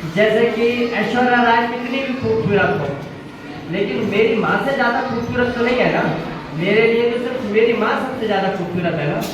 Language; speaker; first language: Hindi; native; Hindi